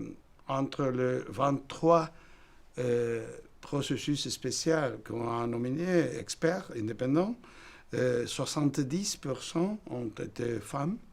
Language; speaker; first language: French; non-native, fluent; Spanish